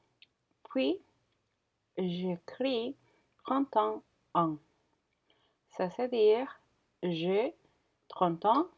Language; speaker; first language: French; non-native, learner; Spanish